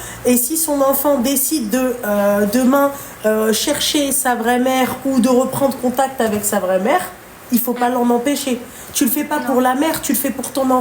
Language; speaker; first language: French; native; French